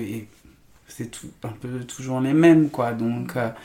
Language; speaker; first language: French; native; French